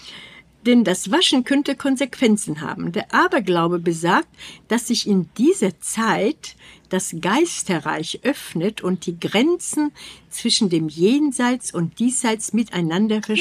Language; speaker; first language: German; native; German